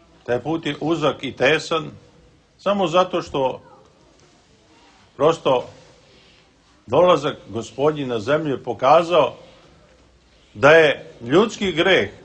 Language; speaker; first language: Serbian; native; Serbian